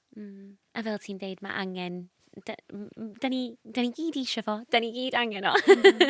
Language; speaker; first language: Welsh; native; Welsh